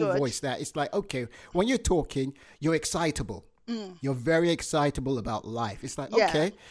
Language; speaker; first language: English; non-native, local second language; Yoruba